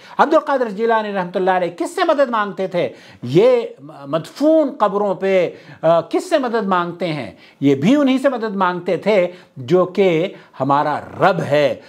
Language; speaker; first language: Urdu; native; Urdu